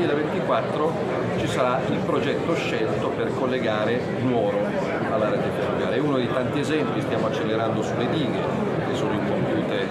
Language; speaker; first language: Italian; native; Italian